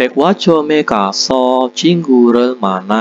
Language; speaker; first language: Korean; non-native, fluent; Indonesian